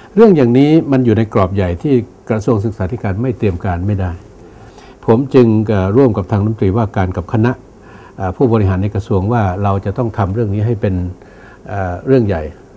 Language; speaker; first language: Thai; non-native, local second language; Northeastern Thai